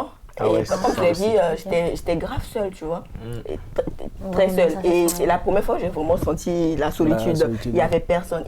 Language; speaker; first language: French; non-native, local second language; Ewe